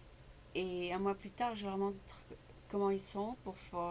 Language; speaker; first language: French; native; French